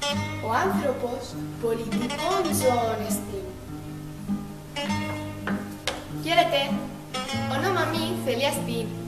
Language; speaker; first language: Greek; non-native, learner; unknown